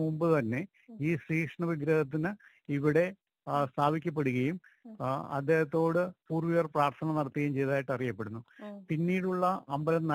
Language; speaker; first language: Malayalam; native; Malayalam